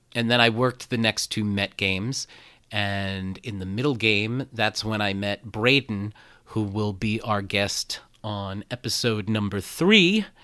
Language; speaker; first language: English; native; English